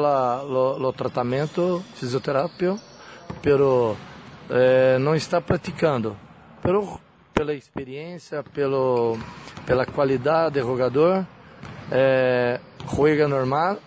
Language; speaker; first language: Portuguese; non-native, learner; Spanish